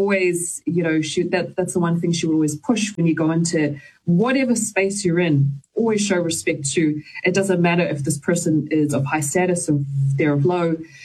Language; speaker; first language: English; native; English